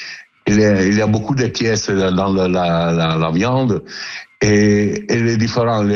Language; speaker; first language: French; non-native, learner; Italian